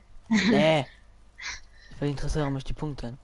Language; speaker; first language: German; non-native, local second language; Luxembourgish